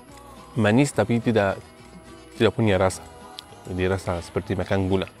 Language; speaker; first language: Indonesian; non-native, learner; Arabic